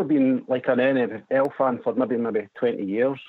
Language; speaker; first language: English; native; English